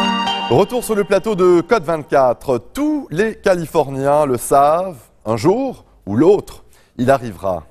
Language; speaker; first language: French; non-native, local second language; Arabic